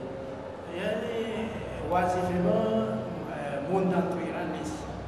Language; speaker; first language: Persian; non-native, learner; Malagasy